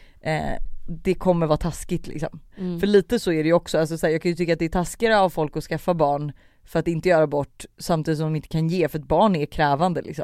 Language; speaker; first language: Swedish; native; Swedish